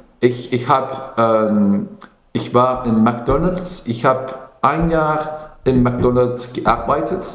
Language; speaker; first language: German; non-native, local second language; Dutch